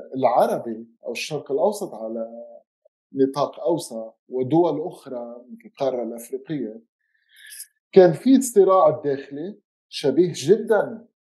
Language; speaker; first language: Arabic; native; Arabic